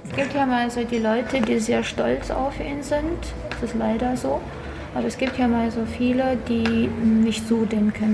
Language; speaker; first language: German; non-native, fluent; Georgian